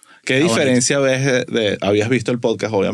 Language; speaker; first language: Spanish; native; Spanish